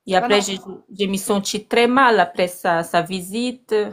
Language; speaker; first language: French; non-native, learner; Portuguese